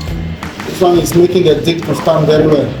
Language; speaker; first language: English; non-native, learner; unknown